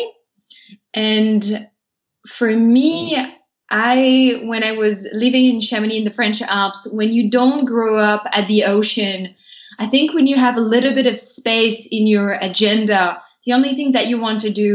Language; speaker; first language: English; non-native, fluent; French